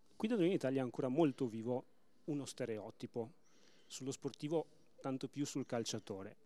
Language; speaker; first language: Italian; native; Italian